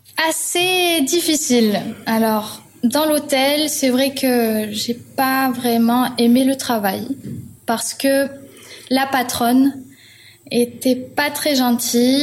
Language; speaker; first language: French; non-native, fluent; German